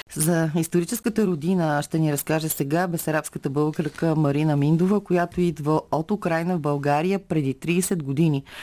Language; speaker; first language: Bulgarian; native; Bulgarian